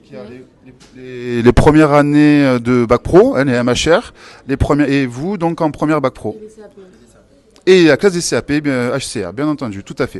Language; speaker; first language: French; native; French